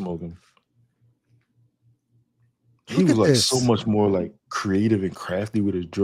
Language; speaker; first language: English; native; English